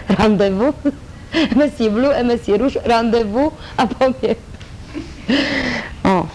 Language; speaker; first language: French; non-native, learner; Polish